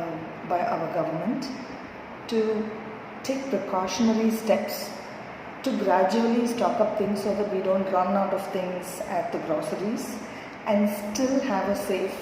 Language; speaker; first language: English; non-native, local second language; Tamil